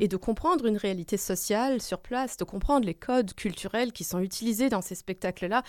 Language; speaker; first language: French; non-native, fluent; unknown